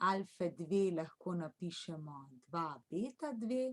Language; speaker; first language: Slovenian; native; Slovenian